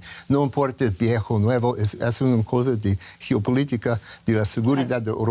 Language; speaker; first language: Spanish; non-native, learner; English